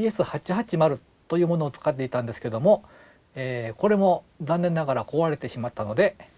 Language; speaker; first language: Japanese; native; Japanese